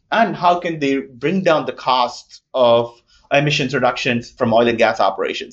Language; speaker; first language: English; non-native, local second language; Tamil